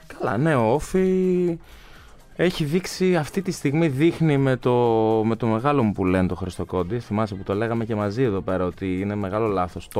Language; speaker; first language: Greek; native; Greek